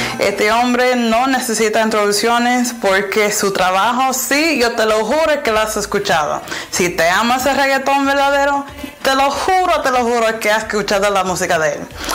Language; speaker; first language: Spanish; early bilingual, other home language; English